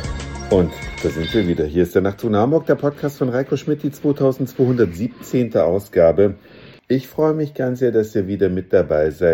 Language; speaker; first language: German; native; German